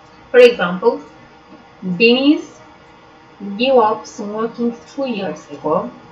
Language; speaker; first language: English; non-native, fluent; Turkish